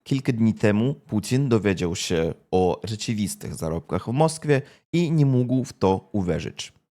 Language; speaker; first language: Polish; non-native, fluent; Russian